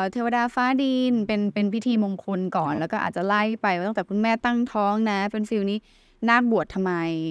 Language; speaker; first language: Thai; native; Thai